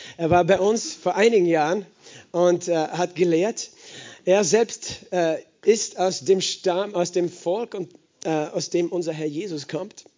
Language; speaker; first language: German; native; German